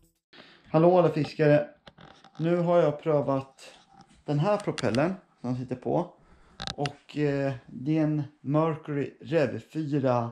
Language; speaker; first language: Swedish; native; Swedish